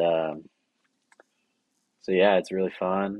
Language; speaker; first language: English; native; English